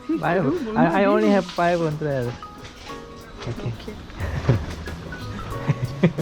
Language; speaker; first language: English; non-native, learner; Korean